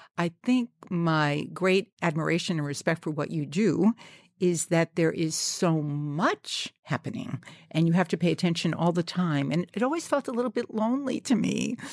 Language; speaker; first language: English; native; English